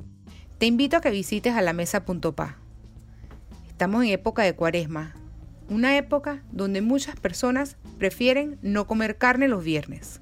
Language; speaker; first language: Spanish; native; Spanish